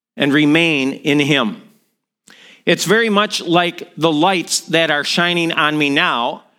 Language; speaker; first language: English; native; English